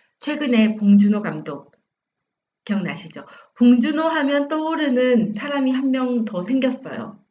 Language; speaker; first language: Korean; native; Korean